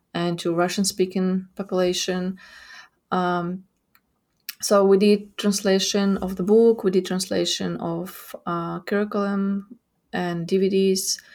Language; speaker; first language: English; non-native, fluent; Ukrainian